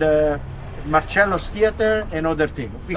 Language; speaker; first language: English; non-native, learner; Italian